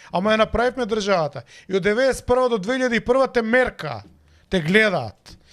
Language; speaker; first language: Macedonian; native; Macedonian